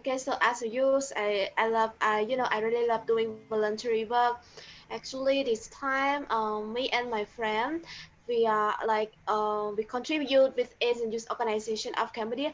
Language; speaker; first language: English; non-native, learner; Khmer